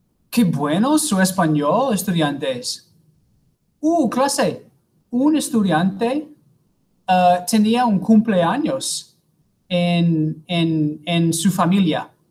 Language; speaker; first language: Spanish; non-native, fluent; English